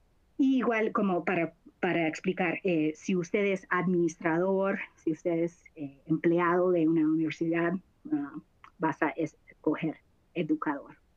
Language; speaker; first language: Spanish; non-native, fluent; English